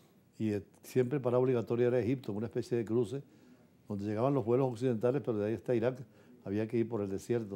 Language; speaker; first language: Spanish; native; Spanish